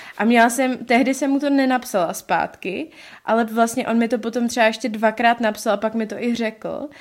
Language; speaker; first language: Czech; native; Czech